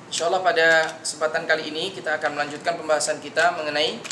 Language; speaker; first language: Indonesian; native; Indonesian